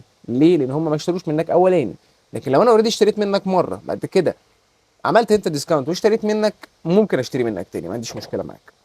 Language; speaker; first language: Arabic; native; Arabic